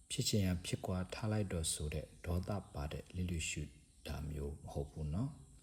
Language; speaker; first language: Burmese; non-native, fluent; Korean